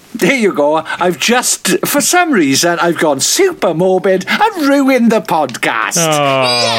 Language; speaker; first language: English; native; English